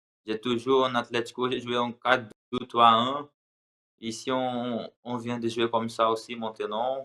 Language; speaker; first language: French; non-native, learner; Portuguese